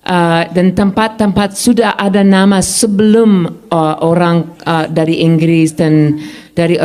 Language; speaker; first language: Indonesian; non-native, fluent; English